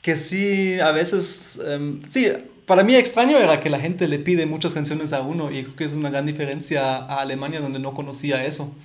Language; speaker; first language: Spanish; non-native, fluent; German